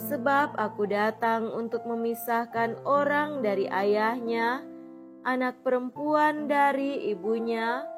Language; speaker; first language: Indonesian; native; Indonesian